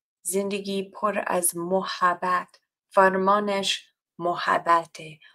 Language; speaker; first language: Persian; non-native, fluent; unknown